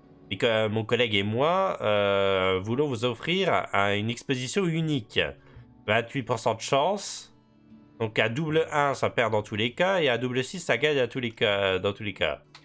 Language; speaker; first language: French; native; French